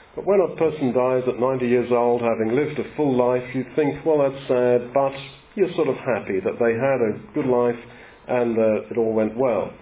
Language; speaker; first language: English; native; English